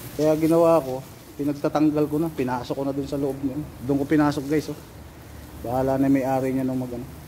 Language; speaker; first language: Filipino; non-native, local second language; Bikol